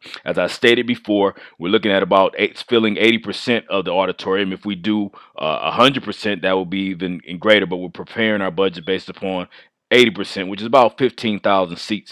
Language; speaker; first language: English; native; English